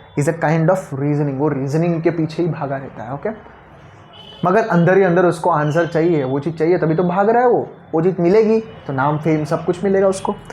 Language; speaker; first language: Hindi; non-native, local second language; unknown